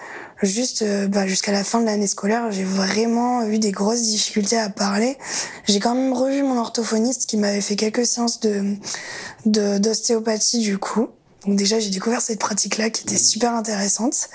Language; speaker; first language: French; native; French